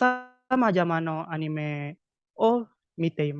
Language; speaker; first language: Japanese; non-native, learner; Indonesian